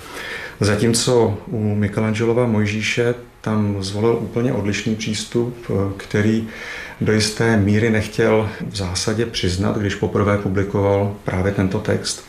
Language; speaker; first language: Czech; native; Czech